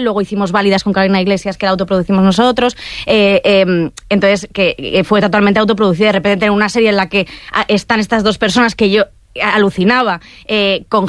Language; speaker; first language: Spanish; native; Spanish